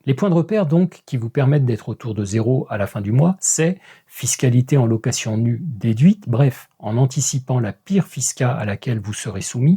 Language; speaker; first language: French; native; French